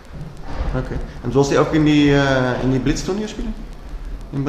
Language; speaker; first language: German; non-native, learner; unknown